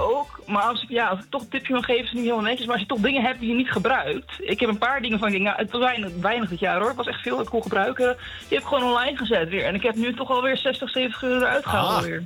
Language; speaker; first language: Dutch; native; Dutch